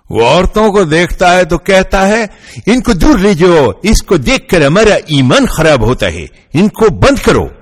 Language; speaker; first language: Urdu; non-native, local second language; Punjabi